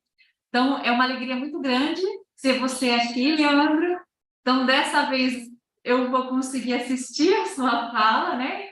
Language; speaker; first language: Portuguese; native; Portuguese